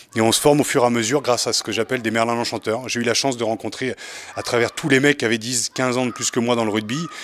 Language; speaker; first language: French; native; French